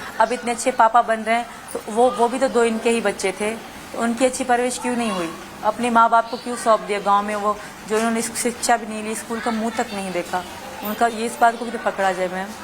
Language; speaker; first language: Urdu; non-native, local second language; Sindhi